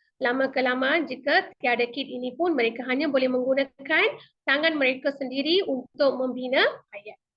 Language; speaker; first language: Malay; non-native, local second language; Tamil